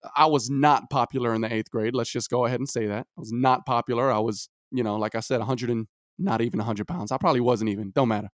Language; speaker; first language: English; native; English